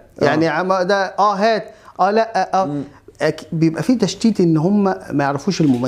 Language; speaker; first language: Arabic; native; Arabic